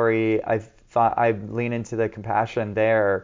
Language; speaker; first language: English; native; English